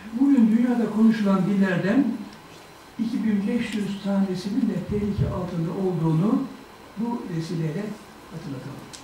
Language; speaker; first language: Turkish; native; Turkish